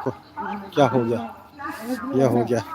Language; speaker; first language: Hindi; non-native, local second language; Bodo